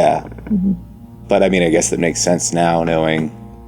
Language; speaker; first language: English; native; English